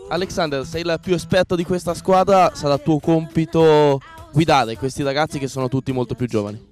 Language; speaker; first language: Italian; native; Italian